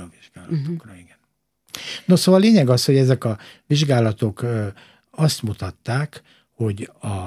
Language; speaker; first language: Hungarian; native; Hungarian